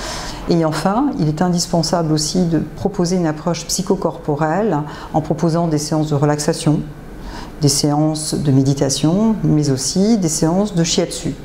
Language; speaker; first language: French; native; French